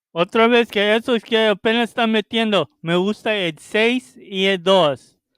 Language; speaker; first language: Spanish; early bilingual, heritage; Spanish